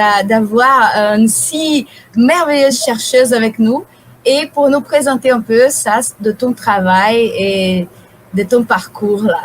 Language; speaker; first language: French; non-native, fluent; Portuguese